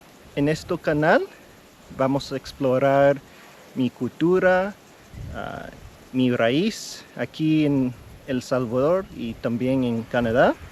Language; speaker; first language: Spanish; early bilingual, heritage; English